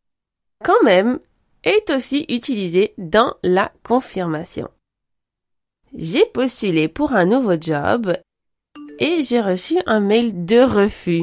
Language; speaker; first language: French; native; French